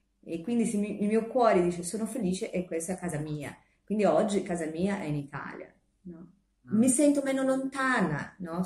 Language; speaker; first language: Italian; non-native, fluent; Portuguese